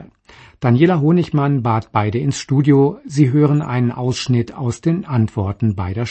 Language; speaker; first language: German; native; German